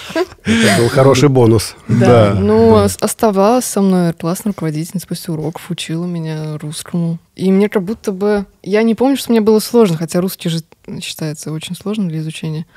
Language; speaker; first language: Russian; early bilingual, heritage; Russian